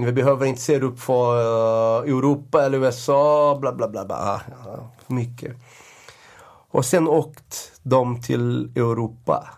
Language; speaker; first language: Swedish; non-native, fluent; Portuguese